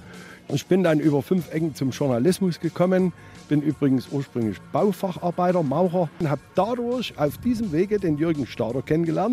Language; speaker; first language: German; native; German